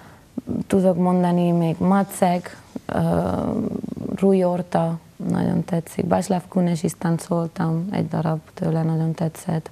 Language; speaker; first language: Hungarian; non-native, fluent; Spanish